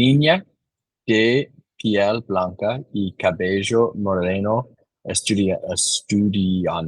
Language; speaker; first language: Spanish; non-native, learner; English